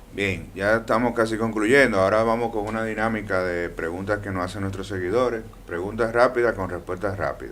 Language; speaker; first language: Spanish; native; Spanish